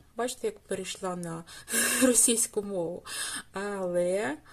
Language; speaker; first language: Russian; non-native, local second language; Ukrainian